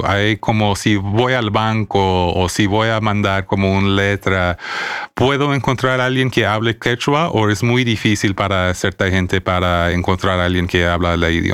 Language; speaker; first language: Spanish; non-native, fluent; English